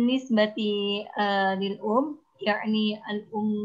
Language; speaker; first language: Arabic; non-native, learner; Indonesian